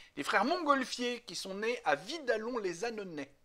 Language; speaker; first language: French; native; French